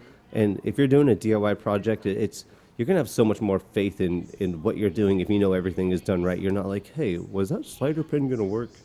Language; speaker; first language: English; native; English